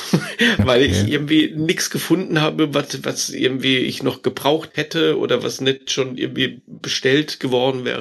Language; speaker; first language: German; native; German